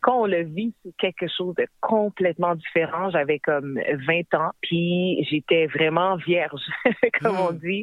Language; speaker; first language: French; native; French